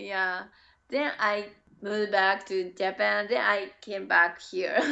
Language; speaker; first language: English; non-native, learner; Japanese